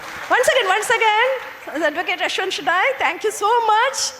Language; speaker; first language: English; non-native, local second language; Malayalam